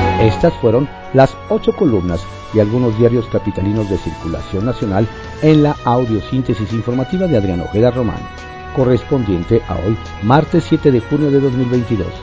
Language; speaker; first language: Spanish; native; Spanish